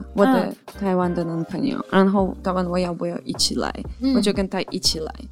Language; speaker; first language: Chinese; non-native, fluent; Ukrainian